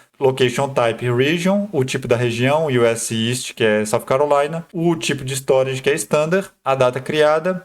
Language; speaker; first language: Portuguese; native; Portuguese